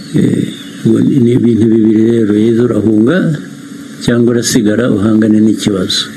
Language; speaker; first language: Kinyarwanda; early bilingual, heritage; Kinyarwanda